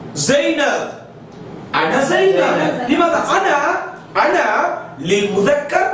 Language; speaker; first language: Arabic; non-native, fluent; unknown